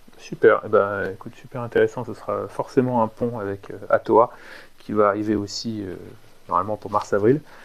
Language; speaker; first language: French; native; French